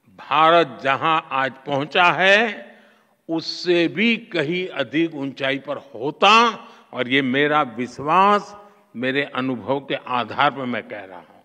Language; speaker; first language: Hindi; non-native, local second language; Gujarati